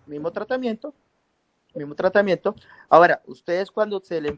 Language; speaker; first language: Spanish; native; Spanish